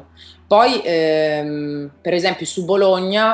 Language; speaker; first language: Italian; native; Italian